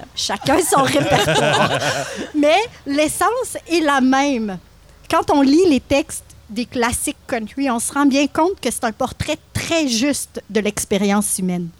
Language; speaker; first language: French; native; French